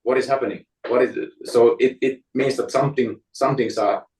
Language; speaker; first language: English; non-native, fluent; Finnish